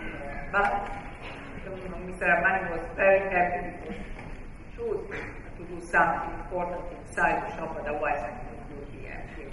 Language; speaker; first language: English; non-native, fluent; Italian